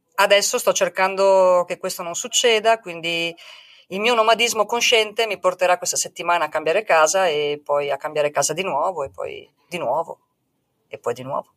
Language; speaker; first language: Italian; native; Italian